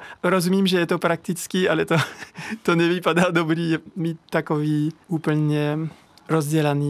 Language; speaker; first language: Czech; non-native, learner; French